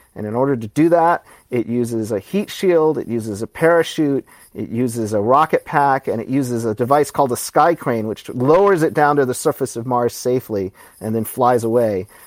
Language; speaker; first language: English; native; English